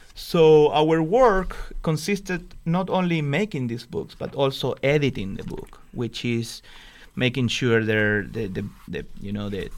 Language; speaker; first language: English; non-native, fluent; Spanish